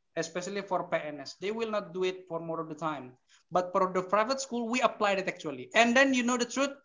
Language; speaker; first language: English; non-native, fluent; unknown